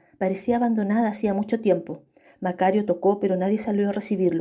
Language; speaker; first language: Spanish; native; Spanish